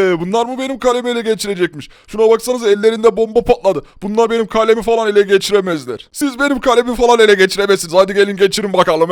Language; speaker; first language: Turkish; native; Turkish